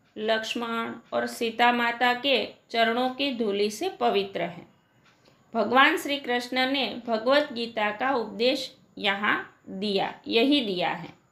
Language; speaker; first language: Hindi; non-native, local second language; Gujarati